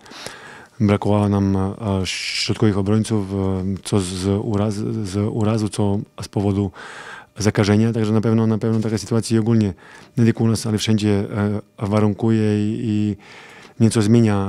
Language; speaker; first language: Polish; non-native, fluent; Serbian